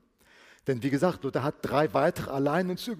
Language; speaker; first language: German; native; German